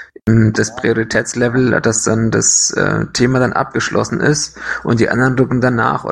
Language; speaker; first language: German; native; German